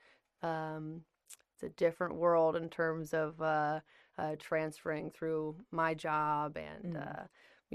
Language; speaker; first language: English; native; English